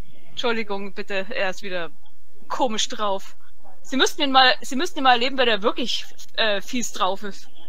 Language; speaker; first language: German; native; German